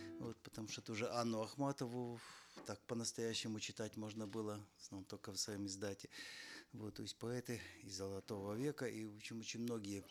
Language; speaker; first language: Russian; non-native, local second language; Ukrainian